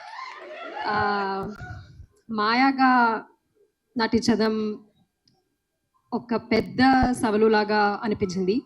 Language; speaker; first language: Telugu; non-native, learner; Malayalam